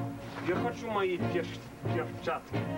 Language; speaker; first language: Russian; non-native, learner; English